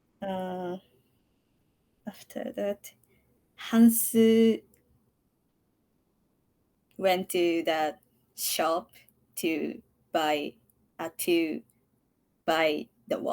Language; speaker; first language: English; non-native, learner; Japanese